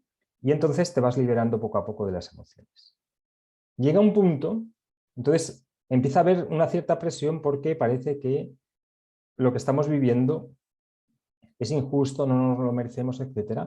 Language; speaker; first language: Spanish; native; Spanish